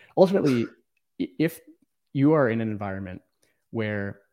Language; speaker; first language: English; native; English